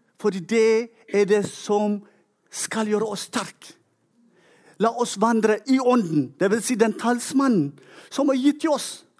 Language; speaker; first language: Norwegian; non-native, fluent; Tigrinya